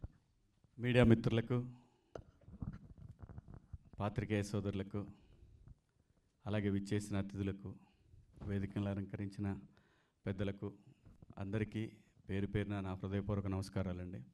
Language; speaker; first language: Telugu; native; Telugu